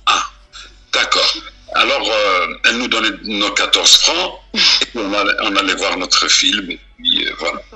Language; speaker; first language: French; early bilingual, other home language; Arabic